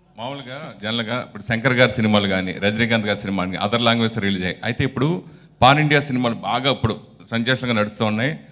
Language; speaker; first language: Telugu; native; Telugu